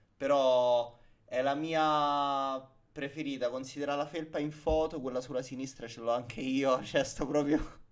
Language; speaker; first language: Italian; native; Italian